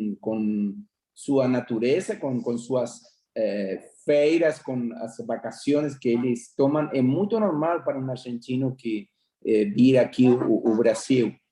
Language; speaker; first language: Portuguese; non-native, fluent; Spanish